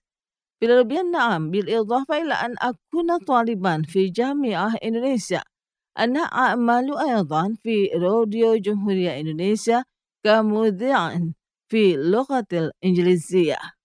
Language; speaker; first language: Arabic; non-native, fluent; Indonesian